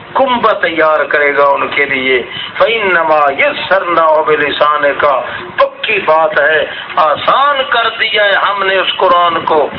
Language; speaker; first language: Urdu; non-native, local second language; Saraiki